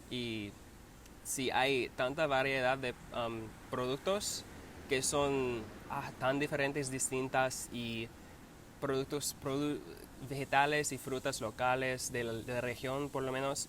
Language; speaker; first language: Spanish; non-native, learner; English